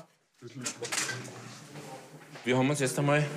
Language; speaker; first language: German; native; German